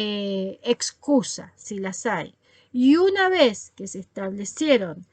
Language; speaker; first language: Spanish; native; Spanish